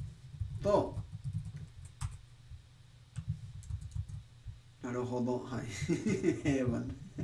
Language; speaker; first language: Japanese; non-native, learner; English